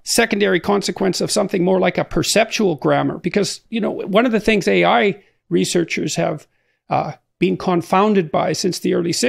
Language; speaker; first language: English; native; English